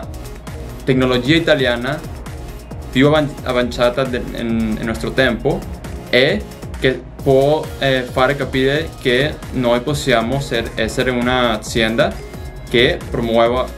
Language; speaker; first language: Italian; non-native, learner; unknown